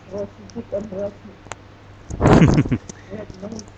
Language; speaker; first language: English; non-native, learner; Indonesian